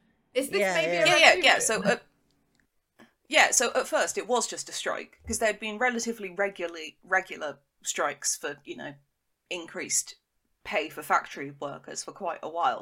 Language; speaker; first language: English; native; English